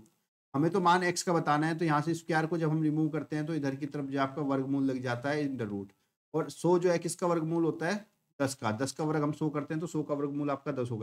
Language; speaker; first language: Hindi; native; Hindi